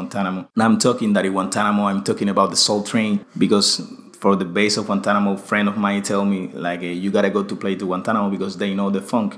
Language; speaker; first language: English; non-native, fluent; Spanish